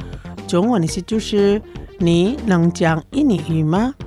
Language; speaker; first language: Chinese; non-native, fluent; Indonesian